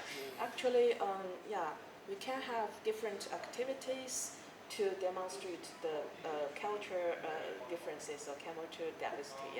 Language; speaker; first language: English; non-native, fluent; Chinese